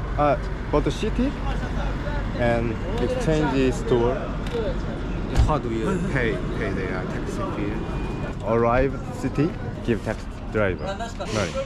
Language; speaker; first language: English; non-native, learner; Korean